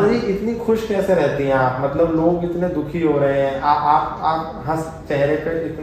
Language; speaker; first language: Hindi; native; Hindi